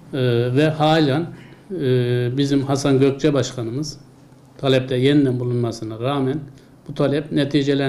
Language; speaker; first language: Turkish; native; Turkish